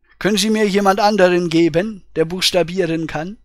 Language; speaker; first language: German; native; German